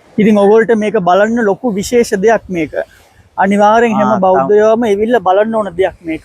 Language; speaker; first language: Sinhala; non-native, local second language; Tamil